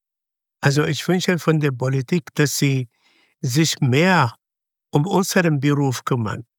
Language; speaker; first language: German; non-native, fluent; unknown